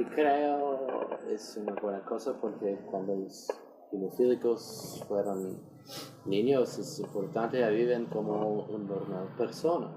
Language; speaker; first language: Spanish; non-native, learner; English